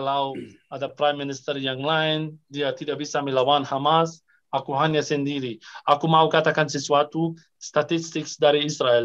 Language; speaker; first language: Indonesian; non-native, fluent; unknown